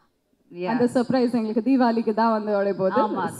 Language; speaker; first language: Tamil; native; Tamil